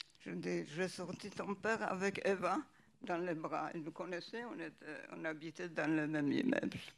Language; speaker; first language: French; non-native, fluent; Polish